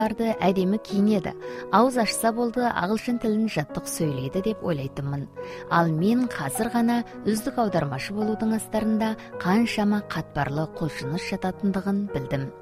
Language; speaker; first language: Kazakh; native; Kazakh